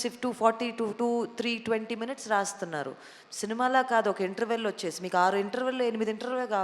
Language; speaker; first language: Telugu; native; Telugu